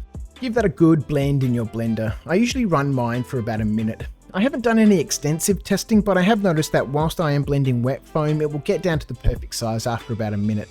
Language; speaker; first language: English; native; English